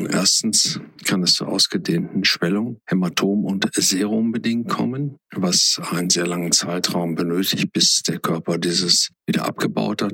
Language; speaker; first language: German; native; German